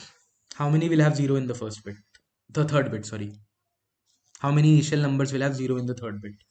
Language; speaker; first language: English; non-native, local second language; Hindi